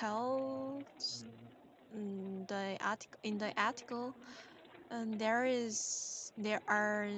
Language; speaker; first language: English; non-native, learner; Korean